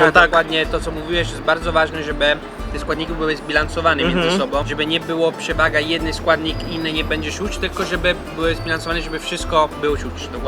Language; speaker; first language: Polish; non-native, learner; Italian